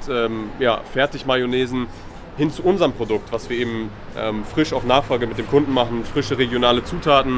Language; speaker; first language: German; native; German